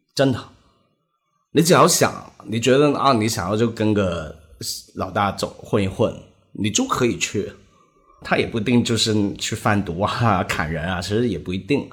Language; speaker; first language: Chinese; non-native, local second language; Cantonese